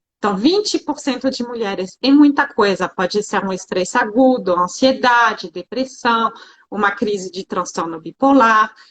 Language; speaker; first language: Portuguese; non-native, fluent; French